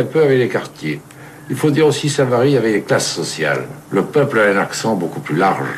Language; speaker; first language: French; native; French